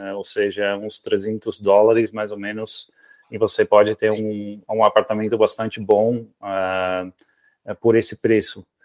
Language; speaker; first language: Portuguese; non-native, fluent; Dutch